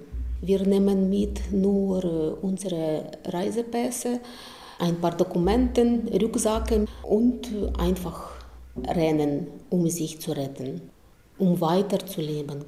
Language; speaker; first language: German; non-native, learner; Ukrainian